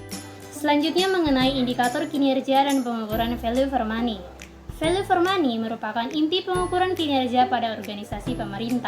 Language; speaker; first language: Indonesian; native; Indonesian